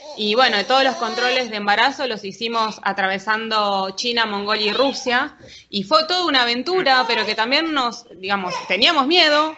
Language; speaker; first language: Spanish; native; Spanish